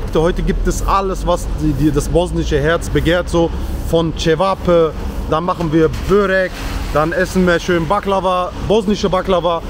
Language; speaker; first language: German; early bilingual, other home language; Arabic